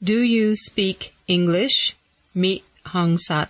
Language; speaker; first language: English; non-native, fluent; Mon